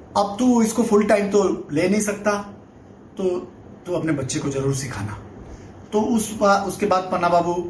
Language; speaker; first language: Hindi; non-native, local second language; Bangla